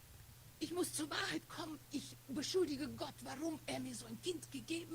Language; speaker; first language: German; non-native, fluent; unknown